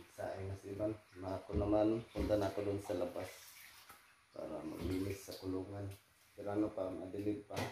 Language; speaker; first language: Filipino; non-native, local second language; Cebuano